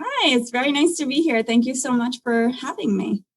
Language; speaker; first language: English; native; English